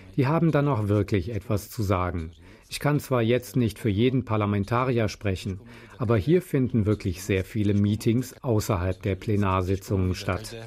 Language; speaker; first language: German; non-native, fluent; Czech